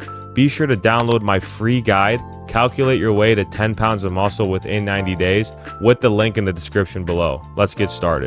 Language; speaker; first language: English; native; English